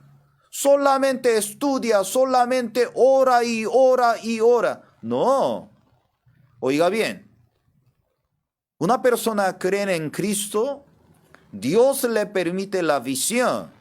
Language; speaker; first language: Spanish; non-native, fluent; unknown